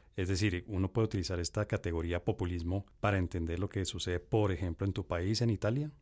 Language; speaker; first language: Spanish; native; Spanish